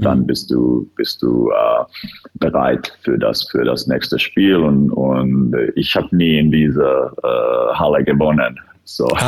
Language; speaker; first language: German; non-native, fluent; Finnish